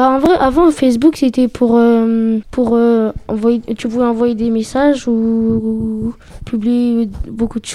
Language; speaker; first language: French; native; French